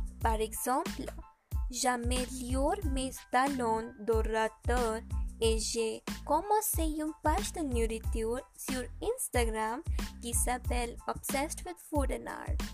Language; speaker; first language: French; non-native, learner; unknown